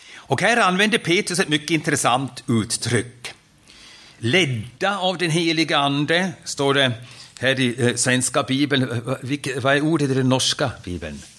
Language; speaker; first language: Swedish; non-native, fluent; German